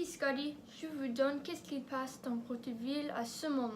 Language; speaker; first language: French; non-native, learner; English